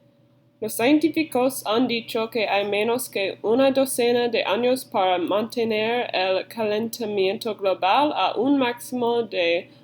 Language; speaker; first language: Spanish; non-native, learner; English